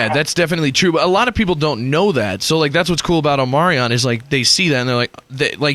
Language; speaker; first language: English; native; English